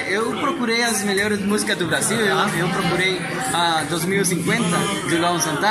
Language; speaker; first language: Portuguese; non-native, learner; Spanish